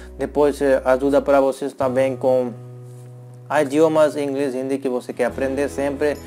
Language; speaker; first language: Portuguese; non-native, learner; Hindi